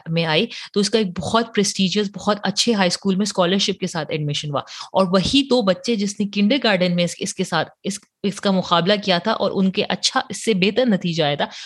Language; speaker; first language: Urdu; native; Urdu